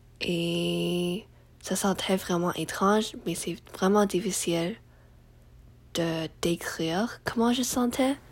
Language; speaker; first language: French; non-native, learner; English